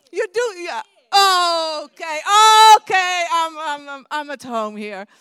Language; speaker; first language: English; non-native, fluent; Dutch